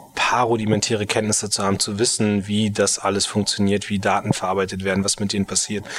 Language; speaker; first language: German; native; German